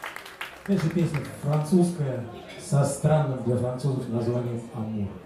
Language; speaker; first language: Russian; native; Russian